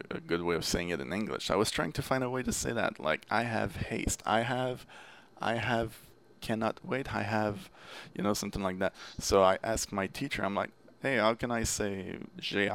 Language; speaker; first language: English; non-native, fluent; French